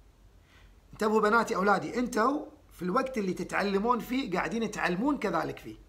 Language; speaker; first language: Arabic; native; Arabic